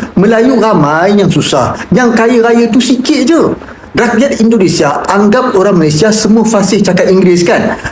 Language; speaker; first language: Malay; native; Malay